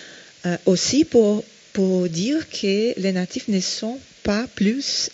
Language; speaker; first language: French; non-native, fluent; Portuguese